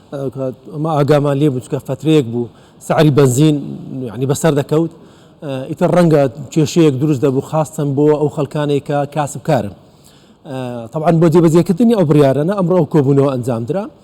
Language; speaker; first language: Central Kurdish; native; Central Kurdish